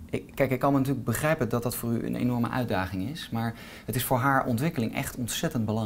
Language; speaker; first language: Dutch; native; Dutch